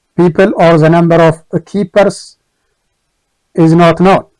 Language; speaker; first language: English; non-native, local second language; Amharic